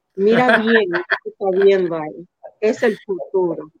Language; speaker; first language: Spanish; early bilingual, heritage; Spanish